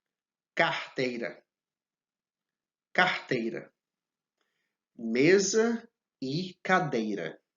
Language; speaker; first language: Portuguese; non-native, fluent; English